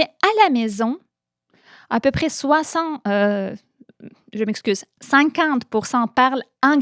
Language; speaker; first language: French; non-native, fluent; Ukrainian